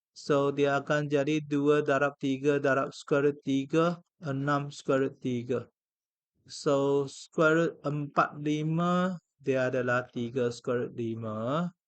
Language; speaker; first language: Malay; non-native, local second language; Chinese